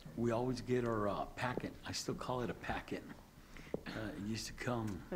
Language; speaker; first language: English; native; English